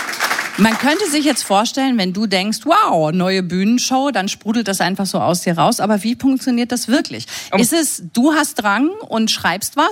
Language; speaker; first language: German; native; German